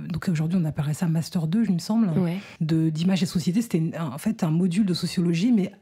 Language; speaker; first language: French; native; French